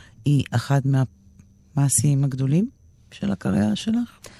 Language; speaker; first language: Hebrew; native; Hebrew